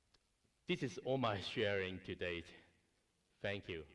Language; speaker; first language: English; non-native, learner; Cantonese